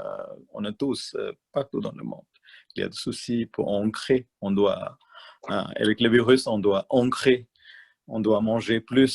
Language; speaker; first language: French; non-native, learner; Malayalam